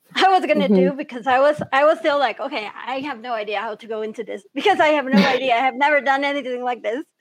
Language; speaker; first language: English; early bilingual, other home language; Spanish